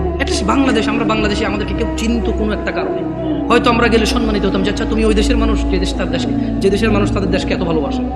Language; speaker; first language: Bangla; early bilingual, heritage; Bangla